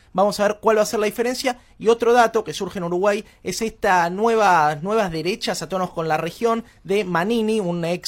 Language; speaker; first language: Spanish; native; Spanish